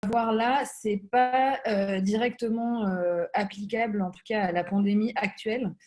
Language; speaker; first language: French; native; French